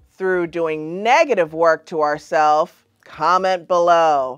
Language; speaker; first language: English; native; English